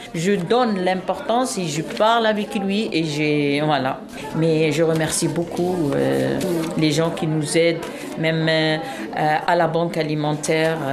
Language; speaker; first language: French; non-native, local second language; Arabic